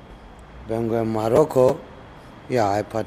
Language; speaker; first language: Spanish; non-native, learner; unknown